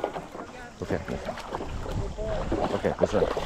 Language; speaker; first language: English; non-native, learner; Thai